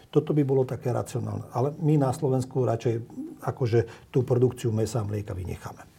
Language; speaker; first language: Slovak; non-native, local second language; Hungarian